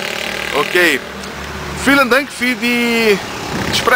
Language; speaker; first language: German; non-native, learner; Portuguese